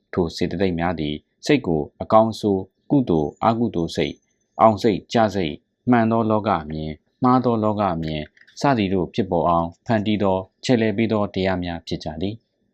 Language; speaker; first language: Burmese; native; Burmese